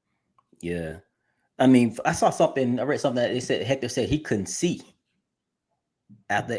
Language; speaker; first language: English; native; English